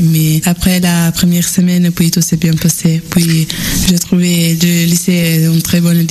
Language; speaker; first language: French; non-native, fluent; Italian